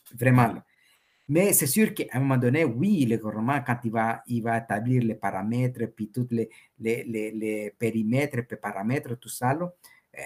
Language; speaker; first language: French; non-native, fluent; Spanish